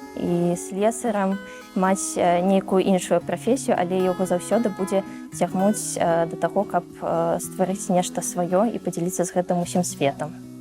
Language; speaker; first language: Belarusian; non-native, local second language; Russian